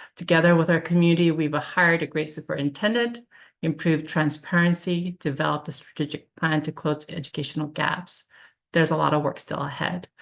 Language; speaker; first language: English; early bilingual, other home language; Korean